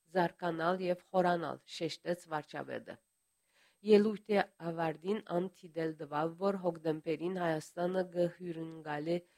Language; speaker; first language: Armenian; early bilingual, heritage; Armenian